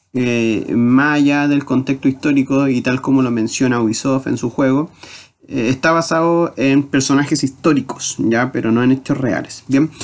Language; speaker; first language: Spanish; native; Spanish